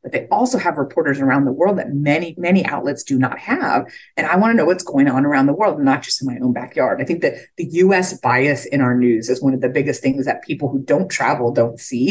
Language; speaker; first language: English; native; English